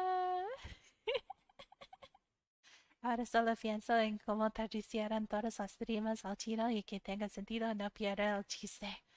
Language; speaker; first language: Spanish; non-native, fluent; English